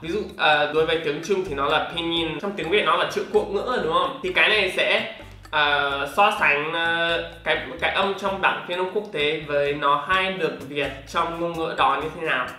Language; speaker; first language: Vietnamese; non-native, fluent; English